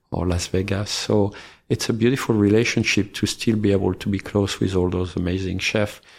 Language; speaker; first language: English; non-native, fluent; French